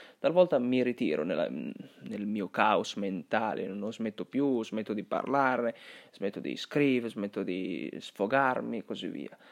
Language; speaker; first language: Italian; early bilingual, other home language; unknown